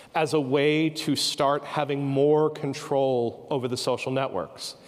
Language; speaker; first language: English; native; English